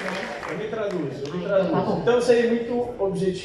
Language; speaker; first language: Portuguese; native; Portuguese